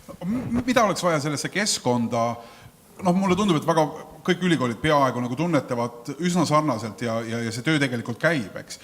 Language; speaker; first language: Estonian; native; Estonian